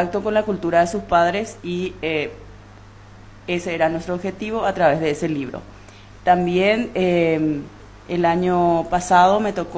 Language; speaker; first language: Spanish; non-native, local second language; Guarani